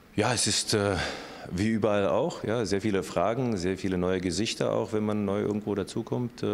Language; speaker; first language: German; native; German